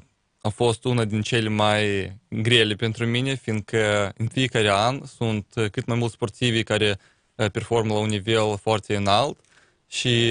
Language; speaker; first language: Romanian; non-native, local second language; Russian